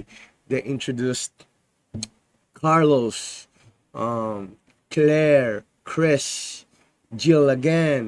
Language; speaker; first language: English; non-native, fluent; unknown